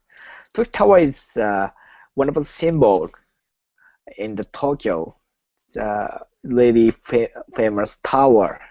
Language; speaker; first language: English; non-native, learner; Japanese